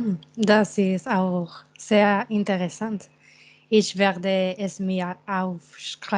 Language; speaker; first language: German; non-native, fluent; Spanish